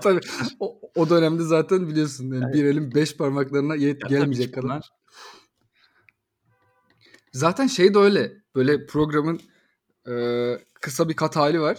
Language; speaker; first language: Turkish; native; Turkish